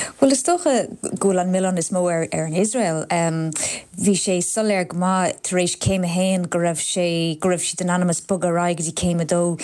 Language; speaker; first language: Irish; non-native, local second language; English